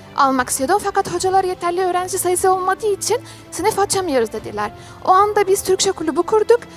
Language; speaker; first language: Turkish; non-native, fluent; Arabic